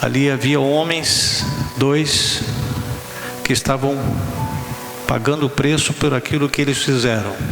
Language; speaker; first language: Portuguese; native; Portuguese